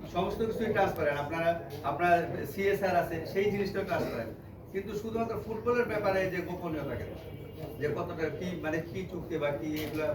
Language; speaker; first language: Bangla; native; Bangla